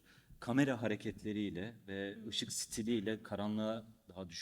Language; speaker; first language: Turkish; native; Turkish